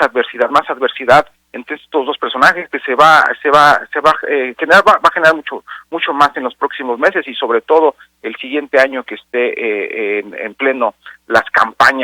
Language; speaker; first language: Spanish; native; Spanish